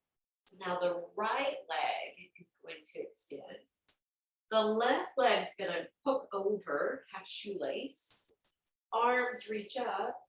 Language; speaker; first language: English; native; English